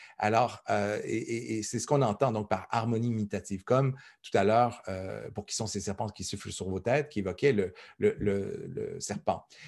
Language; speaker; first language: French; native; French